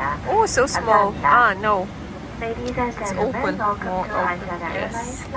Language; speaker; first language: English; non-native, learner; Russian